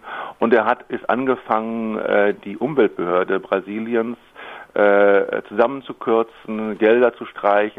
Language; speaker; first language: German; native; German